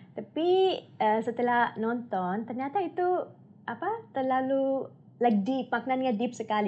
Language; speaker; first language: Indonesian; non-native, learner; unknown